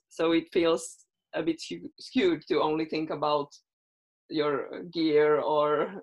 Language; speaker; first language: English; non-native, fluent; Finnish